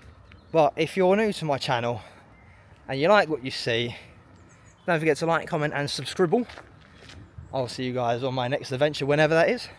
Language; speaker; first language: English; native; English